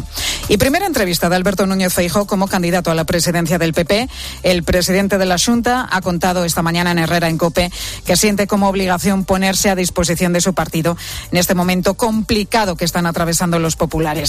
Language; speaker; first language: Spanish; native; Spanish